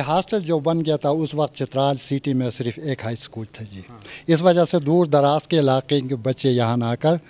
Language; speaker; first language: Urdu; non-native, local second language; Khowar